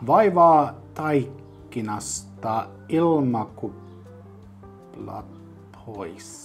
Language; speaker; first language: Finnish; non-native, learner; English